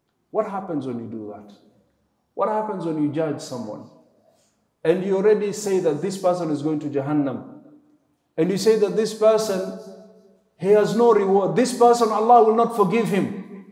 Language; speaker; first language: English; non-native, local second language; Swahili